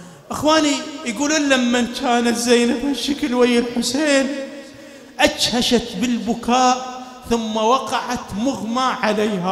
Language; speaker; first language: Arabic; native; Arabic